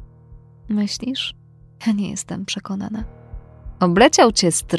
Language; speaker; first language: Polish; native; Polish